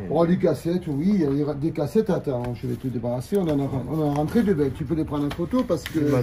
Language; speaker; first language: French; native; French